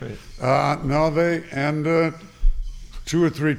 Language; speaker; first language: English; native; English